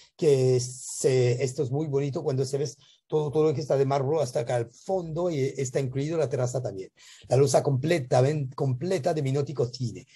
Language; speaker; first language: Spanish; non-native, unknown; French